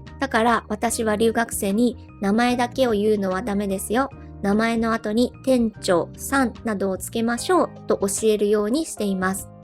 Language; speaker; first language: Japanese; native; Japanese